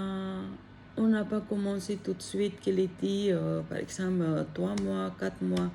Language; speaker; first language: French; non-native, learner; Filipino